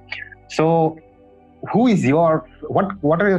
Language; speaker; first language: English; non-native, local second language; Assamese